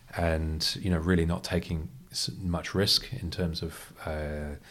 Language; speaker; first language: English; native; English